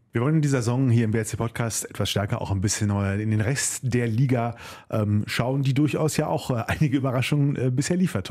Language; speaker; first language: German; native; German